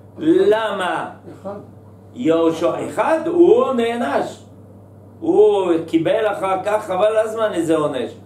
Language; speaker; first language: Hebrew; native; Hebrew